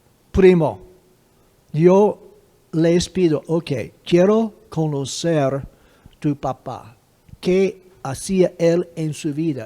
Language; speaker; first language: Spanish; non-native, fluent; English